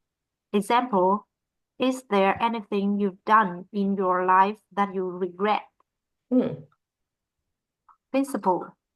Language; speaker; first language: English; non-native, learner; Vietnamese